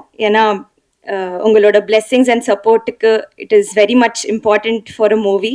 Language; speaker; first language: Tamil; non-native, learner; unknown